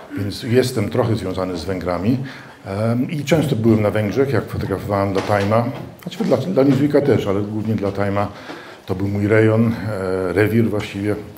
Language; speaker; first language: Polish; early bilingual, heritage; Polish